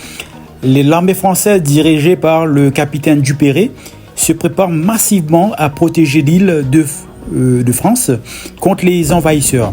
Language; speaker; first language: French; non-native, local second language; Morisyen